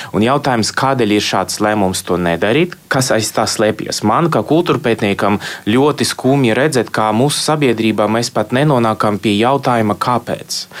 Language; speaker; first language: Latvian; non-native, local second language; Russian